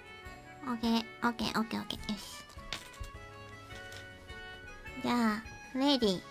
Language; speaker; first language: Japanese; native; Japanese